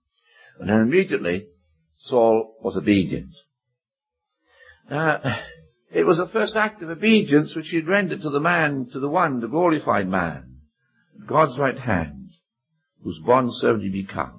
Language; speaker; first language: English; native; English